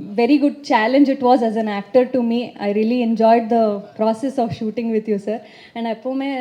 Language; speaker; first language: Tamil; non-native, learner; Kannada